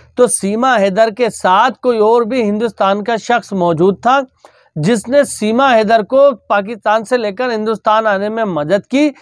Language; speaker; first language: Hindi; native; Hindi